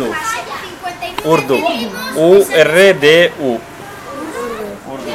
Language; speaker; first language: Spanish; non-native, learner; Urdu